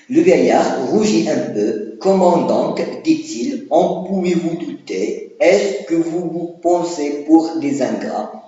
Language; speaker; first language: French; non-native, local second language; Arabic